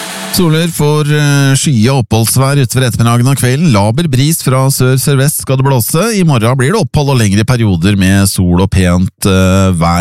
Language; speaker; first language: Norwegian; native; Norwegian